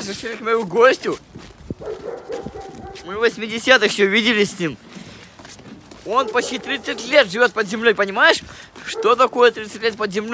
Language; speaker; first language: Russian; native; Russian